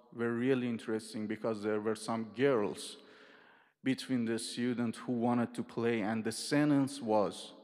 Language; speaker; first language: English; non-native, fluent; Persian